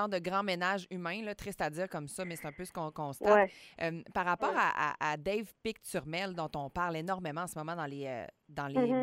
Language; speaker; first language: French; native; French